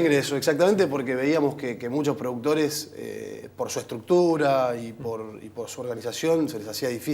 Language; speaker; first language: Spanish; native; Spanish